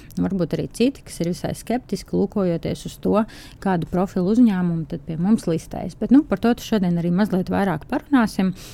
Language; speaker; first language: Latvian; native; Latvian